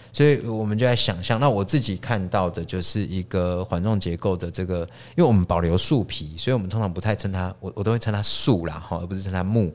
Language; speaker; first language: Chinese; native; Chinese